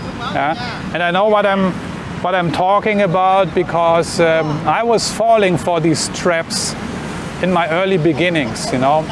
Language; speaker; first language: English; non-native, fluent; German